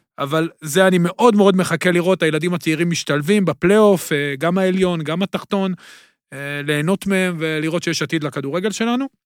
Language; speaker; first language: Hebrew; native; Hebrew